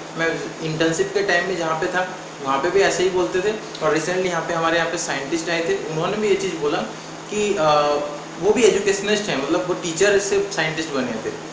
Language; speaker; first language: Hindi; non-native, local second language; Odia